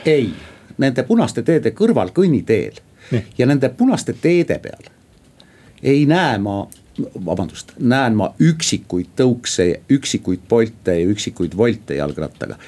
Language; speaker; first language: Estonian; native; Estonian